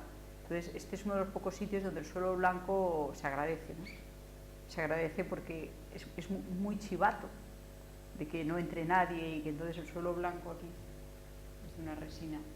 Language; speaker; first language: Spanish; native; Spanish